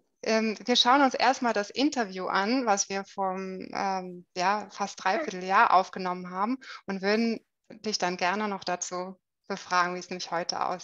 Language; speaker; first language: German; native; German